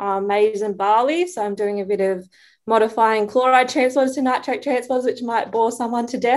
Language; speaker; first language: English; native; English